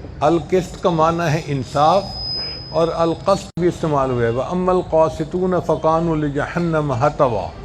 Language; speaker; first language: Urdu; non-native, local second language; Punjabi